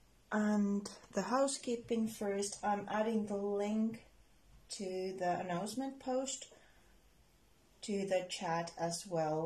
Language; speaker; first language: English; non-native, fluent; Finnish